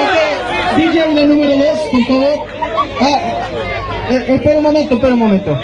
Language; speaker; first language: Spanish; non-native, learner; Haitian Creole